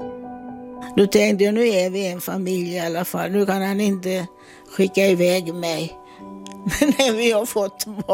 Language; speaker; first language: Swedish; non-native, fluent; Italian